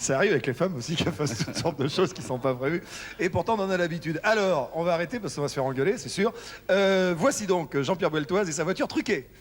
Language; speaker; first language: French; native; French